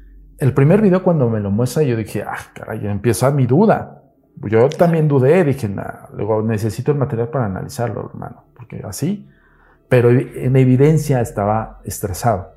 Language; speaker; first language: Spanish; native; Spanish